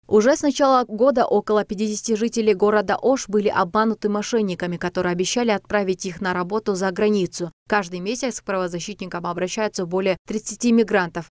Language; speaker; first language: Russian; non-native, local second language; Kyrgyz